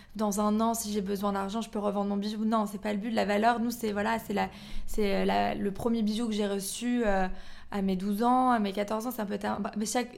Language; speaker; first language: French; native; French